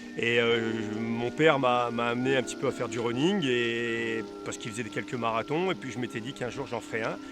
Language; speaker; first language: French; native; French